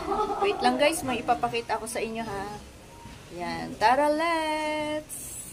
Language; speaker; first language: Filipino; native; Filipino